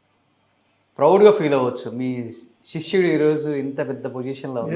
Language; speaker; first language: Telugu; native; Telugu